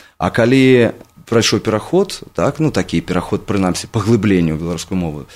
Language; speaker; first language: Belarusian; non-native, local second language; Russian